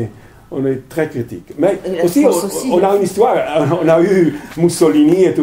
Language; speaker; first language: French; non-native, fluent; Italian